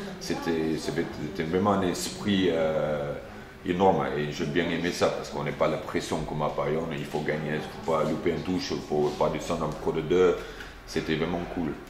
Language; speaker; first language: French; non-native, fluent; Afrikaans